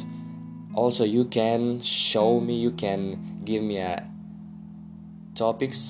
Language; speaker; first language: English; non-native, learner; Russian